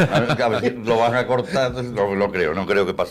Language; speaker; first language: Spanish; native; Spanish